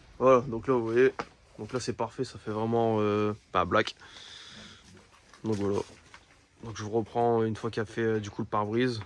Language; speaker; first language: French; native; French